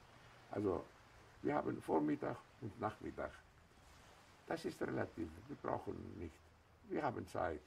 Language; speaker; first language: German; non-native, fluent; Greek